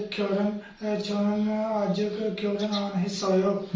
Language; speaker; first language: Korean; non-native, learner; Punjabi